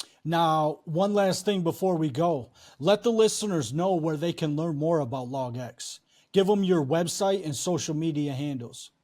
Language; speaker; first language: English; native; English